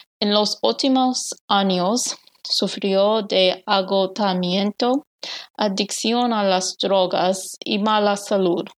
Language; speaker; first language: Spanish; non-native, learner; English